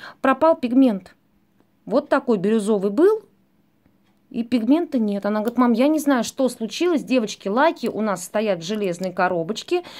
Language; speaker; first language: Russian; native; Russian